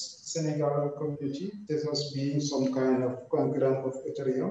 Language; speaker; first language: English; non-native, fluent; Wolof